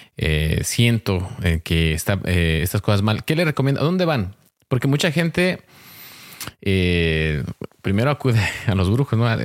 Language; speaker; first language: Spanish; early bilingual, heritage; Spanish